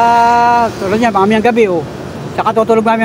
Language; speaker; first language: Filipino; native; Filipino